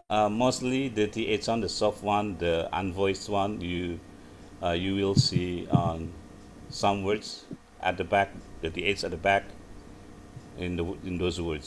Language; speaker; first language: English; non-native, fluent; Indonesian